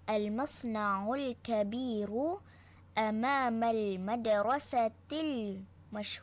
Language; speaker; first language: Arabic; non-native, learner; Malay